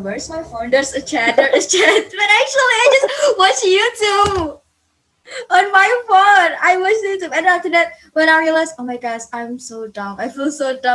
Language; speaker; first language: English; non-native, fluent; Indonesian